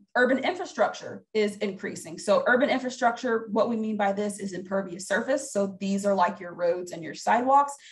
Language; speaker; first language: English; native; English